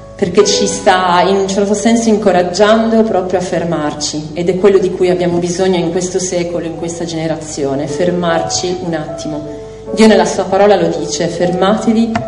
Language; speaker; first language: Italian; native; Italian